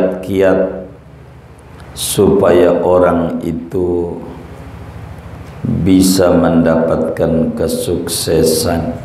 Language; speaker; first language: Indonesian; native; Indonesian